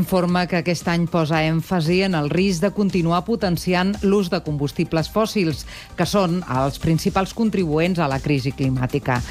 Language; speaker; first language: Catalan; native; Catalan